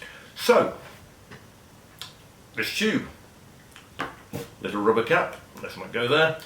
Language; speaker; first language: English; native; English